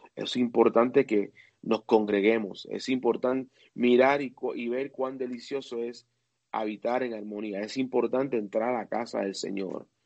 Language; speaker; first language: Spanish; early bilingual, heritage; Spanish